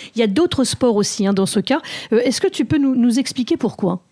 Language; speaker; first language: French; native; French